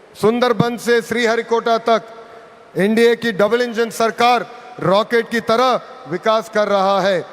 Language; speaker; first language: Hindi; non-native, local second language; Telugu